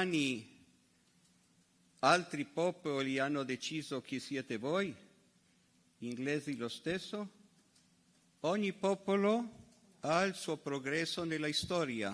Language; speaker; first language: Italian; non-native, fluent; Hebrew